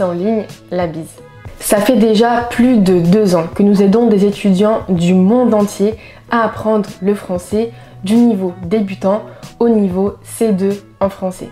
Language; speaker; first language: French; native; French